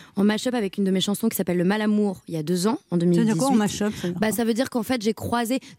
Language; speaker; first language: French; native; French